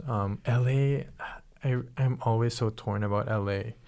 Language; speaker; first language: English; early bilingual, other home language; Filipino